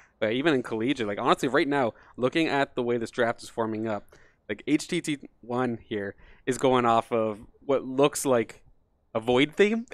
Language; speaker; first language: English; native; English